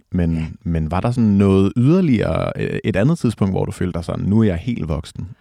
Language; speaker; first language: Danish; native; Danish